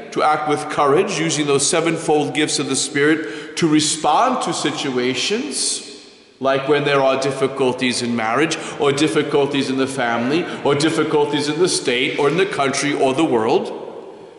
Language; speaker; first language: English; native; English